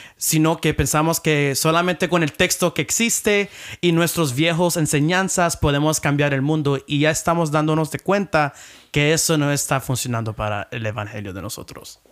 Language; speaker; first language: Spanish; early bilingual, heritage; Spanish